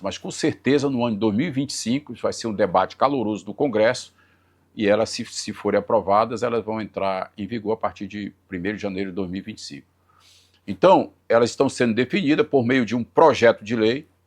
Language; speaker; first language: Portuguese; native; Portuguese